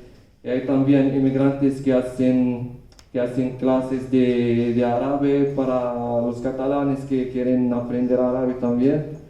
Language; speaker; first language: Spanish; non-native, learner; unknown